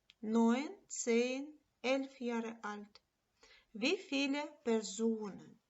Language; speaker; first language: German; non-native, fluent; Ukrainian